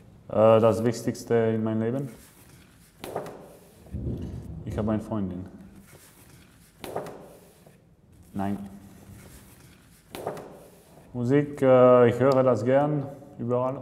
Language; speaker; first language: German; non-native, local second language; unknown